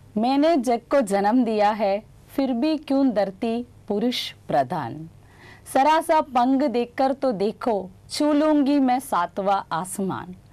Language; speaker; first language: Hindi; non-native, local second language; Gujarati